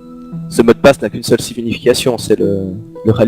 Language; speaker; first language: French; native; French